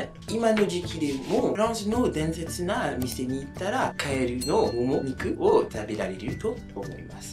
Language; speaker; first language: Japanese; non-native, fluent; French